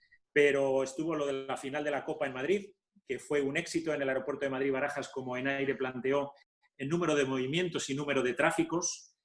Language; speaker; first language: Spanish; native; Spanish